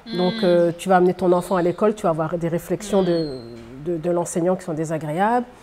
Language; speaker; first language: French; native; French